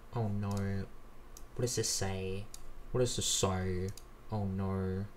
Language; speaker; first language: English; native; English